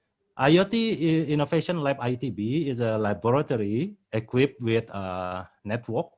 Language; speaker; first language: English; non-native, fluent; Indonesian